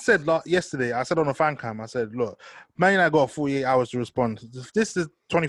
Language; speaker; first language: English; native; English